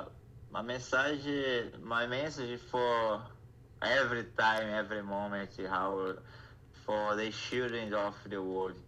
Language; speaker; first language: English; non-native, learner; Portuguese